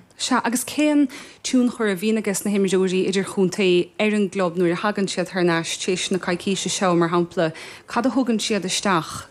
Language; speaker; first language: Irish; native; Irish